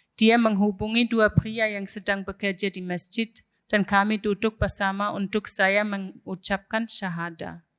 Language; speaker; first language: Indonesian; non-native, fluent; German